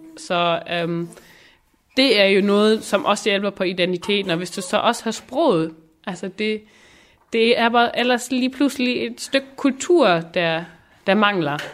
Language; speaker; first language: Danish; non-native, local second language; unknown